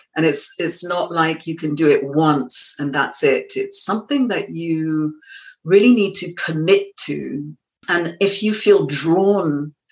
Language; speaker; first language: English; native; English